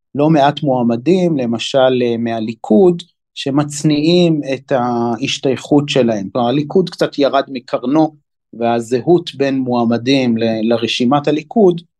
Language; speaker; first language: Hebrew; native; Hebrew